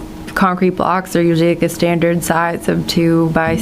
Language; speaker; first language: English; native; English